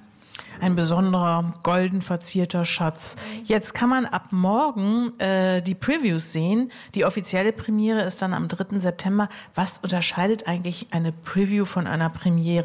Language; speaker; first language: German; native; German